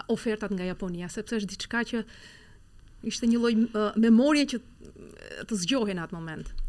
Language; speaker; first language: Albanian; native; Albanian